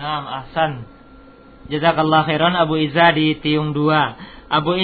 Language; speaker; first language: Arabic; non-native, fluent; Indonesian